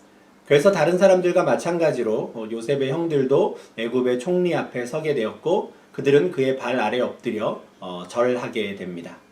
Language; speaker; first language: Korean; native; Korean